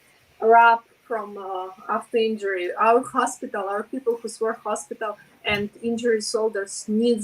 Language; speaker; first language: English; non-native, learner; Ukrainian